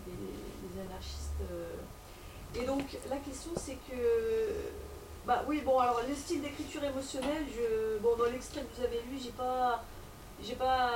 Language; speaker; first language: French; native; French